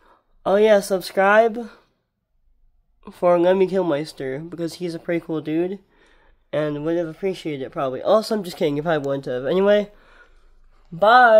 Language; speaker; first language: English; native; English